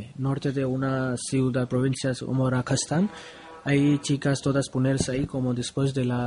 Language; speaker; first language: Spanish; non-native, learner; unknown